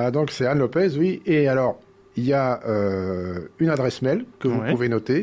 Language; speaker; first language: French; native; French